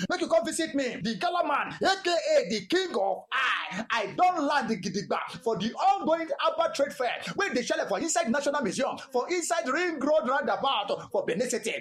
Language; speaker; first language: Nigerian Pidgin; non-native, local second language; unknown